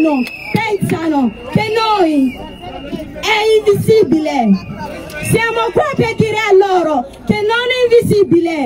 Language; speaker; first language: Italian; non-native, learner; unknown